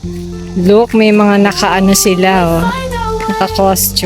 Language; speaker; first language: Filipino; native; Filipino